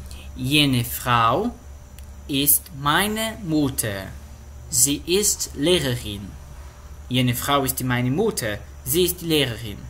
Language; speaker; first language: German; non-native, learner; Portuguese